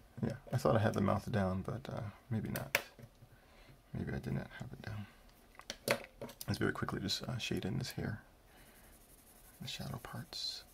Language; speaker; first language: English; native; English